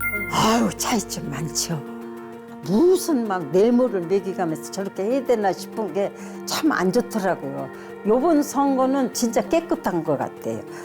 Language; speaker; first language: Korean; native; Korean